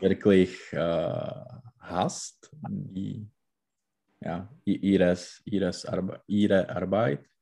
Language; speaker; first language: German; non-native, learner; Czech